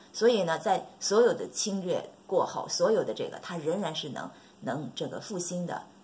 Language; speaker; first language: Chinese; native; Chinese